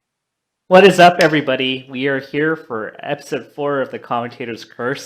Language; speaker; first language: English; native; English